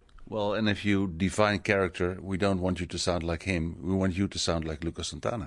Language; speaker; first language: English; non-native, fluent; Dutch